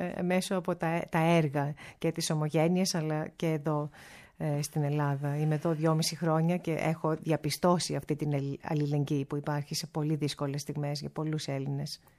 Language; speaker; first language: Greek; early bilingual, heritage; Greek